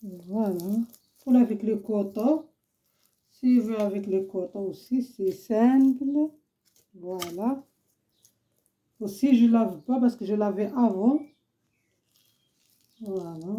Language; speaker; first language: French; non-native, learner; Arabic